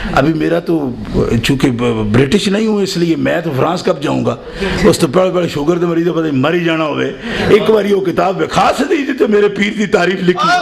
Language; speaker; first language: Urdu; non-native, local second language; Punjabi